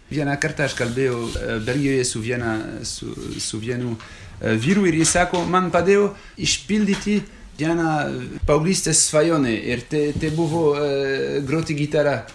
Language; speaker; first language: Lithuanian; non-native, fluent; French